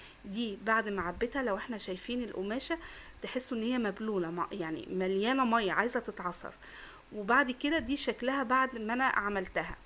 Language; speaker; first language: Arabic; native; Arabic